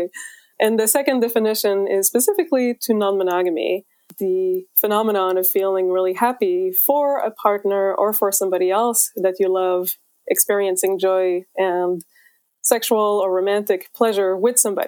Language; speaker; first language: English; native; English